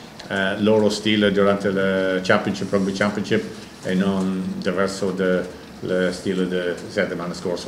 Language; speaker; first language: Italian; non-native, learner; English